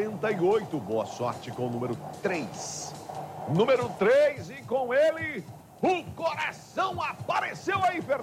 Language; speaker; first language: Portuguese; native; Portuguese